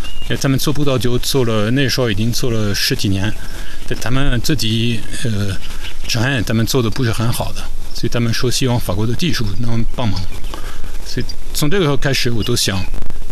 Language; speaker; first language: Chinese; non-native, fluent; French